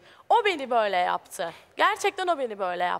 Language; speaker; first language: Turkish; native; Turkish